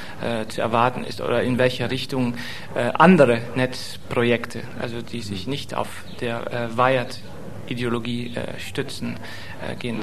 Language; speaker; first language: German; non-native, fluent; Dutch